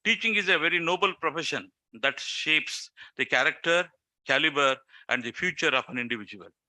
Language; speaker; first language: English; non-native, local second language; Kannada